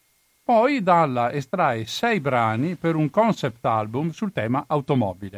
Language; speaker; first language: Italian; native; Italian